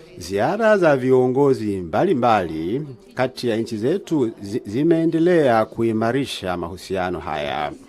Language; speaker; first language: Swahili; native; Swahili